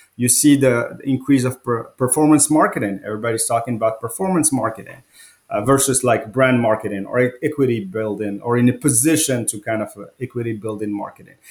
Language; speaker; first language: English; non-native, fluent; Arabic